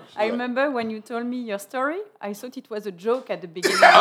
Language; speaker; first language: English; non-native, fluent; French